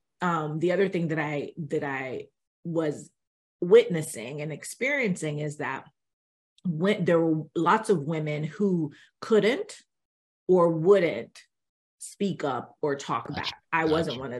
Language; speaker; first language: English; native; English